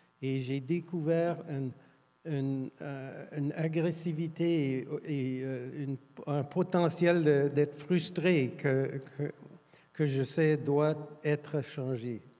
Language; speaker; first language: French; non-native, fluent; English